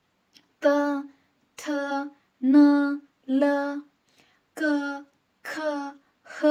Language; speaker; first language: Chinese; non-native, fluent; Burmese